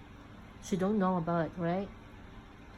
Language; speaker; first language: English; non-native, local second language; Cantonese